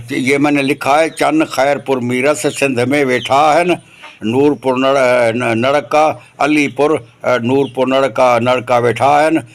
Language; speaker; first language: Urdu; non-native, local second language; Sindhi